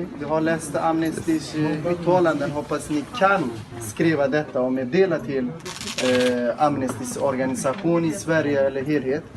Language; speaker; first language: Swedish; non-native, fluent; Kurdish